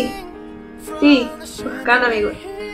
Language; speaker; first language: Spanish; non-native, learner; Portuguese